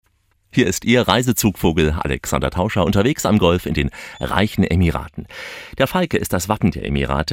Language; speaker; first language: German; native; German